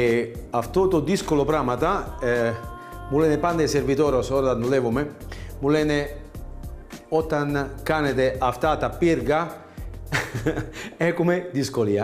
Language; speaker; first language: Greek; non-native, learner; Italian